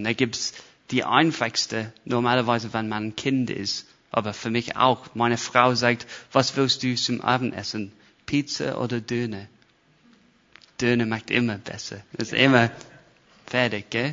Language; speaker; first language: German; non-native, fluent; English